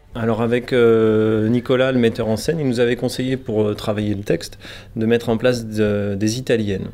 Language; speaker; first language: French; native; French